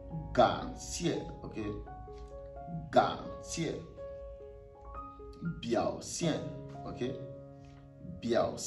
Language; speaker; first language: Chinese; non-native, learner; French